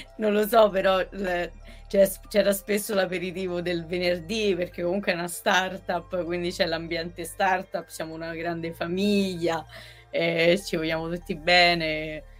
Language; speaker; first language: Italian; native; Italian